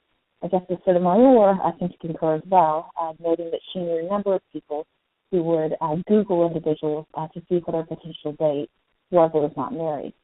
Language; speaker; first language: English; native; English